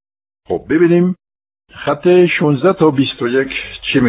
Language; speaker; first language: Persian; non-native, fluent; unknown